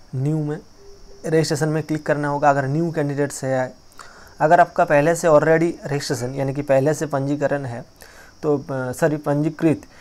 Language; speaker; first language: Hindi; non-native, local second language; Bangla